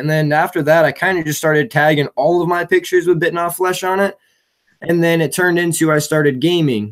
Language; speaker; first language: English; native; English